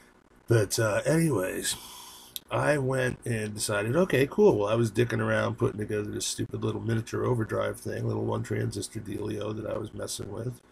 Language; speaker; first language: English; native; English